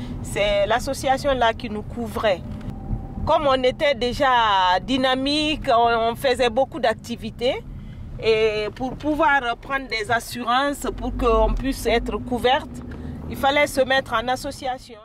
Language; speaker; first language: French; non-native, local second language; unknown